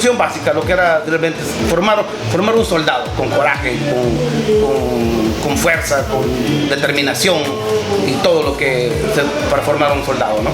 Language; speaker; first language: Spanish; native; Spanish